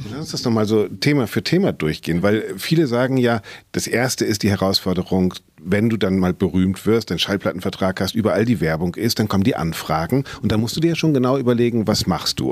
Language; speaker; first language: German; native; German